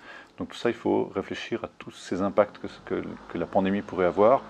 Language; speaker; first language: French; native; French